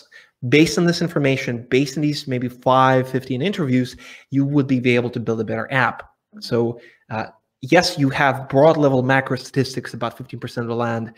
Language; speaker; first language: English; non-native, fluent; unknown